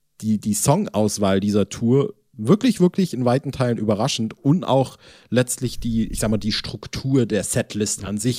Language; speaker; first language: German; native; German